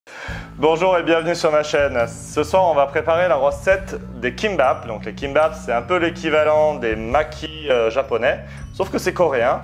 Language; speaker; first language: French; native; French